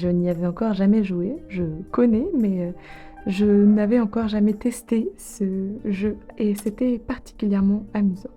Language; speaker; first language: French; native; French